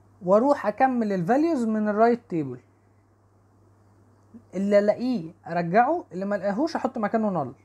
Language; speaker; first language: Arabic; native; Arabic